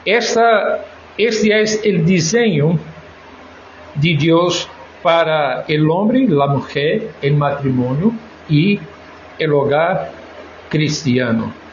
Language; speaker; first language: Spanish; non-native, fluent; Portuguese